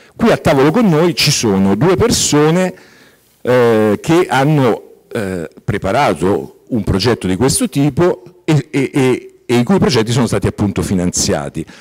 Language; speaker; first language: Italian; native; Italian